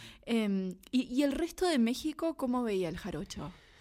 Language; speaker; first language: Spanish; native; Spanish